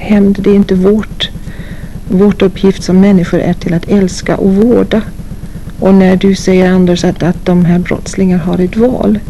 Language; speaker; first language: Swedish; non-native, fluent; English